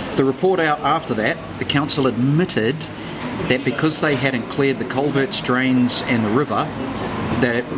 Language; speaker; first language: English; native; English